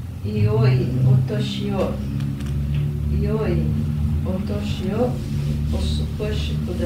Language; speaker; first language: Japanese; non-native, learner; Portuguese